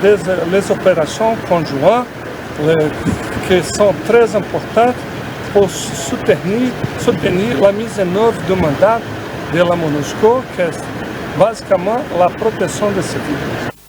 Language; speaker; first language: French; non-native, fluent; English